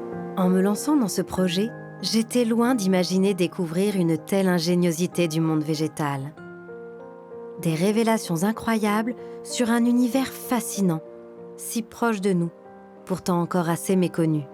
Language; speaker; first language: French; native; French